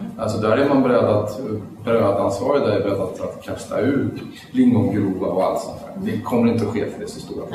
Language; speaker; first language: Swedish; native; Swedish